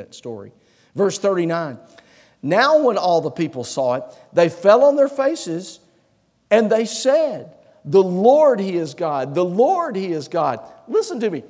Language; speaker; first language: English; native; English